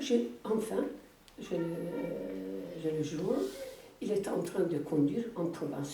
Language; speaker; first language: French; non-native, fluent; Turkish